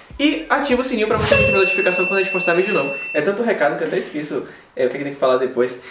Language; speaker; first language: Portuguese; native; Portuguese